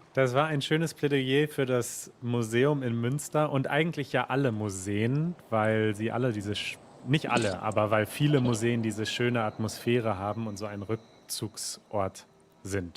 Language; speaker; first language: German; native; German